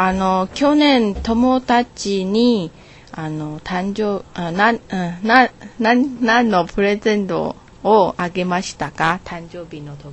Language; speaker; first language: Japanese; non-native, learner; Chinese